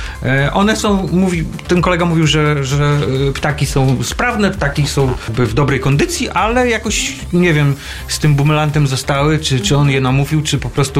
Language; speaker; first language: Polish; native; Polish